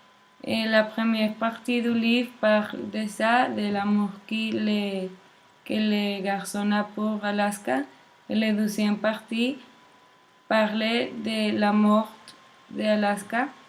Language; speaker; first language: French; non-native, learner; Spanish